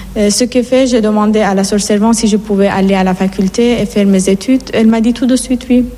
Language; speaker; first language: French; non-native, fluent; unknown